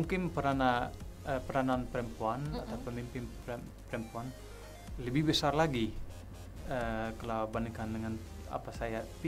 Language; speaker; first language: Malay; non-native, fluent; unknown